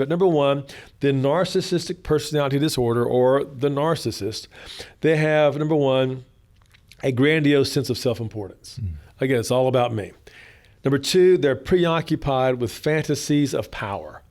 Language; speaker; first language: English; native; English